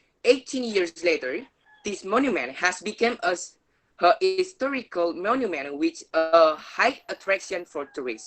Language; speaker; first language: English; non-native, learner; Indonesian